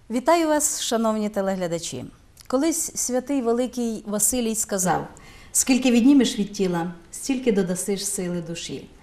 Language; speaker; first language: Ukrainian; native; Ukrainian